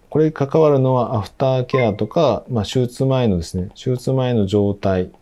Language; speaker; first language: Japanese; native; Japanese